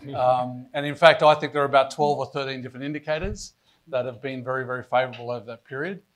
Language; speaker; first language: English; native; English